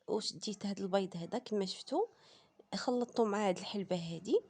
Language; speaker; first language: Arabic; native; Arabic